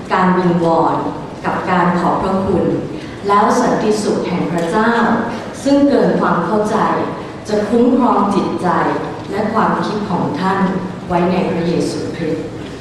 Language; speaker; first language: Thai; early bilingual, other home language; English